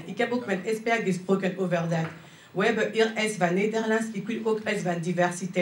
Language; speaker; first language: Dutch; non-native, learner; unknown